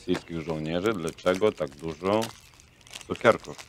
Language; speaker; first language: Polish; non-native, learner; Russian